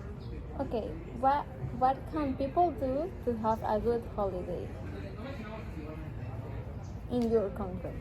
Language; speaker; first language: English; non-native, learner; Spanish